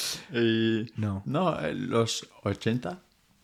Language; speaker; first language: Spanish; non-native, fluent; English